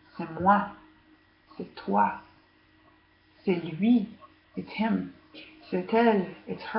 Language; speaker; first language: French; non-native, fluent; English